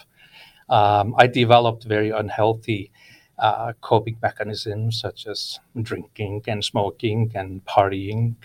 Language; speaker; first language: English; non-native, fluent; Icelandic